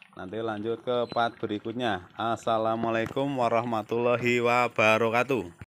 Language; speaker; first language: Indonesian; non-native, local second language; Javanese